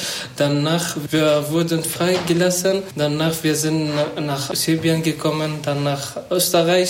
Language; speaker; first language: German; non-native, learner; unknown